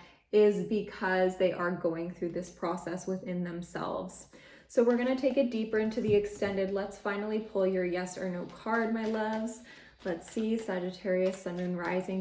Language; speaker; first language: English; native; English